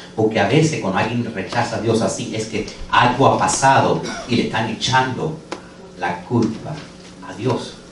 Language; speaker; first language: Spanish; non-native, fluent; English